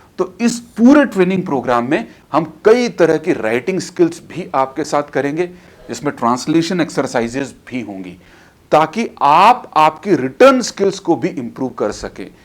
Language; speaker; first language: Hindi; native; Hindi